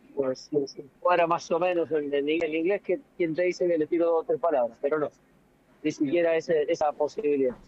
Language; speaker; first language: Spanish; native; Spanish